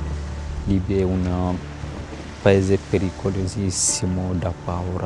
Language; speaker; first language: Italian; non-native, fluent; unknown